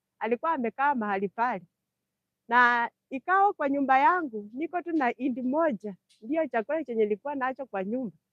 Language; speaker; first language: Swahili; non-native, local second language; Luyia